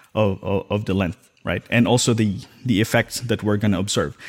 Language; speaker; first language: English; non-native, local second language; Filipino